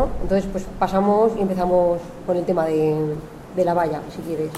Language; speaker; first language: Spanish; native; Spanish